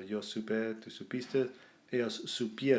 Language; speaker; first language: Spanish; non-native, fluent; English